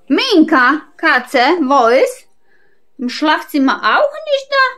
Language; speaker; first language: German; non-native, learner; Polish